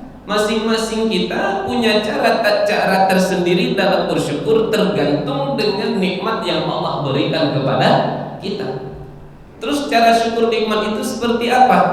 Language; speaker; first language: Malay; native; Malay